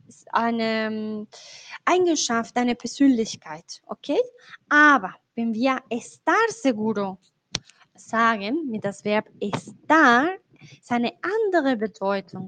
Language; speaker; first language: German; non-native, fluent; Spanish